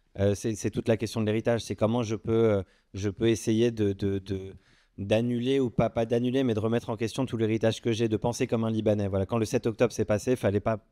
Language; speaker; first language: French; early bilingual, other home language; Arabic